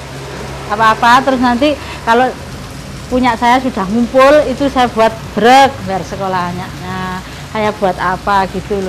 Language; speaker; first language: Indonesian; non-native, local second language; Javanese